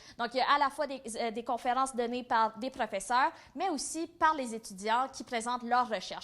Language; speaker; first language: French; native; French